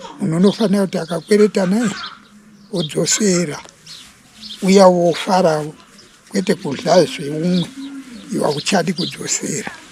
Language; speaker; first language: Shona; non-native, local second language; Venda